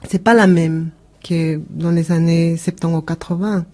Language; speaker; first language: French; non-native, learner; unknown